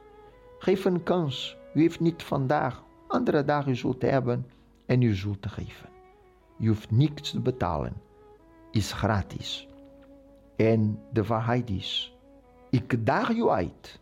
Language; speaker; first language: Dutch; non-native, local second language; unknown